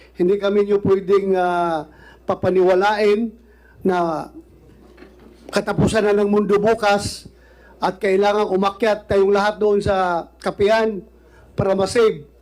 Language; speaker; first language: Filipino; non-native, local second language; Cebuano